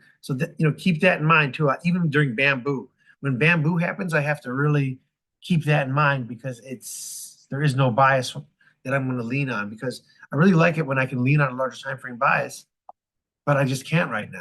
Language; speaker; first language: English; native; English